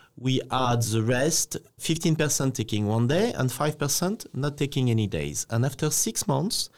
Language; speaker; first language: English; non-native, fluent; French